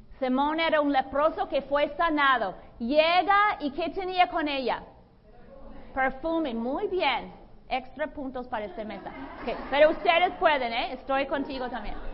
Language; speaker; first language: Spanish; non-native, fluent; English